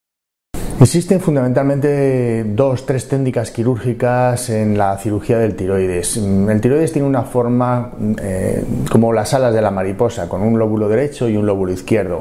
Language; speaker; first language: Spanish; native; Spanish